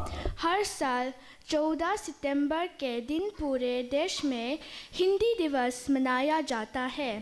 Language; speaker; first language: Hindi; non-native, local second language; Mizo